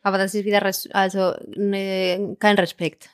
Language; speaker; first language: German; non-native, fluent; Spanish